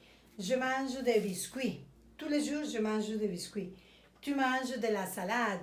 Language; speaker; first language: French; non-native, fluent; Spanish